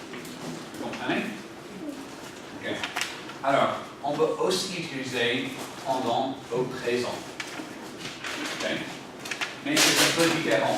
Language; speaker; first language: French; non-native, fluent; English